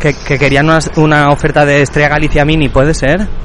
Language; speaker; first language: Spanish; non-native, local second language; Catalan